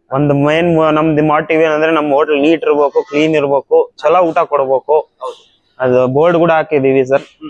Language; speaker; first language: Kannada; early bilingual, other home language; Punjabi